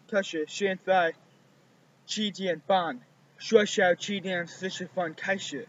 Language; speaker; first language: Chinese; non-native, learner; English